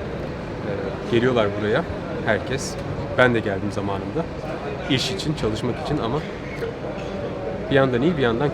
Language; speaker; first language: Turkish; native; Turkish